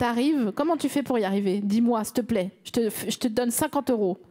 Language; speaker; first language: French; native; French